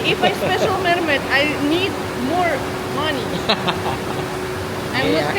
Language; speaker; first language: English; non-native, learner; Russian